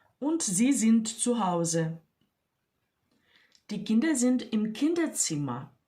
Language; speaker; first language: German; non-native, fluent; Ukrainian